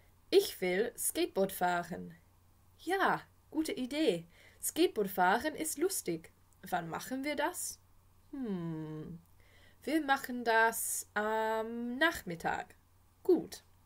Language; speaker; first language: German; non-native, fluent; English